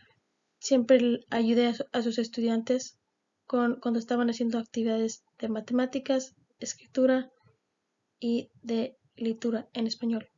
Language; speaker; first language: Spanish; early bilingual, heritage; Spanish